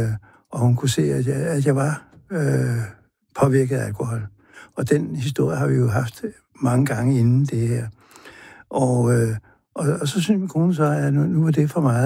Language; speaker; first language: Danish; native; Danish